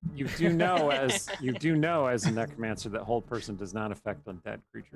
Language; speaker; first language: English; native; English